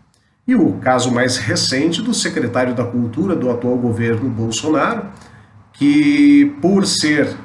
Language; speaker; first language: Portuguese; native; Portuguese